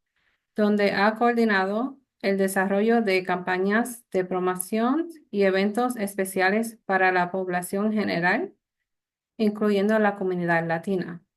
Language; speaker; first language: Spanish; early bilingual, heritage; Spanish